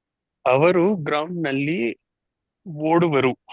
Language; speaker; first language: Kannada; non-native, learner; Telugu